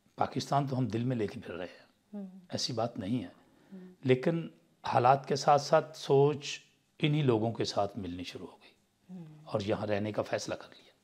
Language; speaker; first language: Urdu; non-native, local second language; Punjabi